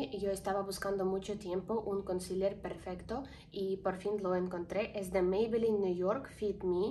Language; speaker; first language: Spanish; non-native, learner; Ukrainian